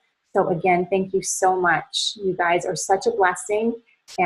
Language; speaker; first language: English; native; English